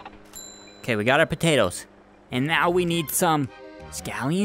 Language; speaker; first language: English; native; English